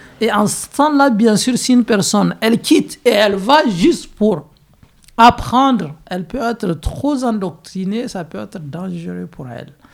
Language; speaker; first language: French; non-native, local second language; Hausa